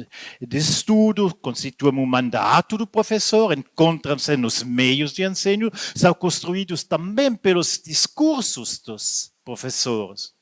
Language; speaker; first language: Portuguese; non-native, learner; French